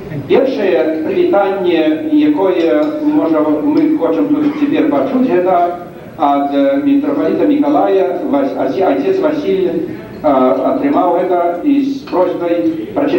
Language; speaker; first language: Belarusian; native; Belarusian